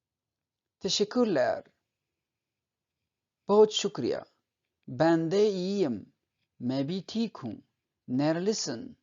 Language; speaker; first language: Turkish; non-native, fluent; Urdu